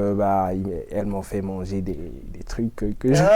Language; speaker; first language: French; non-native, local second language; Ewe